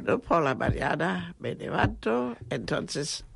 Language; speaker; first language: Spanish; non-native, fluent; German